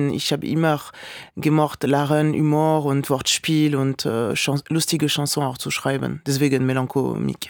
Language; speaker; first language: German; non-native, fluent; French